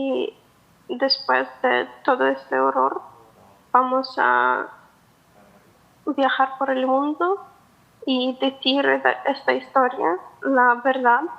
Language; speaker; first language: Spanish; non-native, fluent; Ukrainian